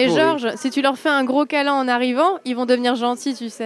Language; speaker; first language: French; native; French